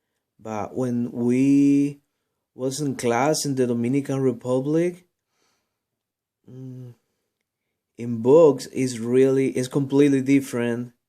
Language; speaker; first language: English; non-native, learner; Spanish